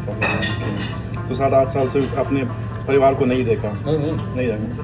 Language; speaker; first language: Hindi; non-native, fluent; Persian